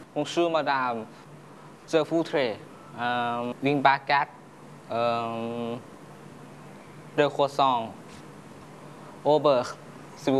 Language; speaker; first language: French; non-native, learner; Thai